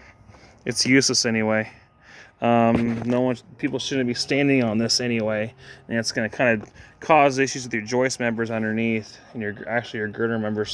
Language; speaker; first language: English; native; English